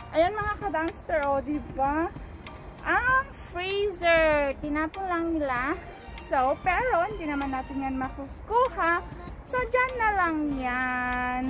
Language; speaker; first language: Filipino; native; Filipino